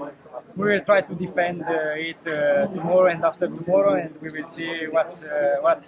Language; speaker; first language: English; non-native, learner; Romanian